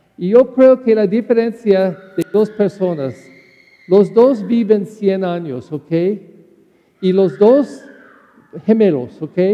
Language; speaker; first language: Spanish; non-native, learner; English